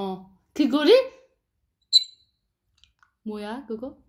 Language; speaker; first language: Korean; non-native, fluent; Uzbek